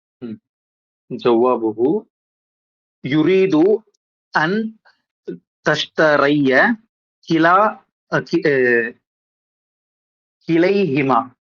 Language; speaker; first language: Arabic; non-native, learner; Tamil